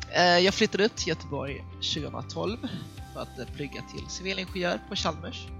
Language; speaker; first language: Swedish; early bilingual, other home language; Vietnamese